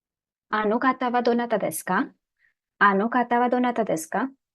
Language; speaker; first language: Japanese; non-native, learner; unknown